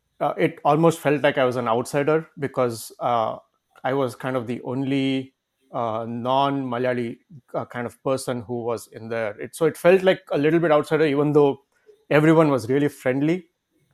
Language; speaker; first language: English; non-native, local second language; Kannada